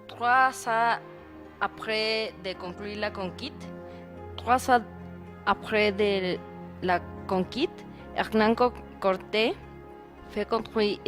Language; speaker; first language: French; non-native, learner; Spanish